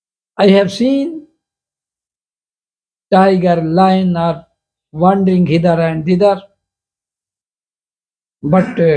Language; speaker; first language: English; non-native, local second language; Hindi